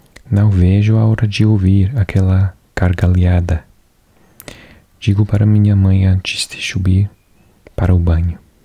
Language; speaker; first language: Portuguese; non-native, learner; English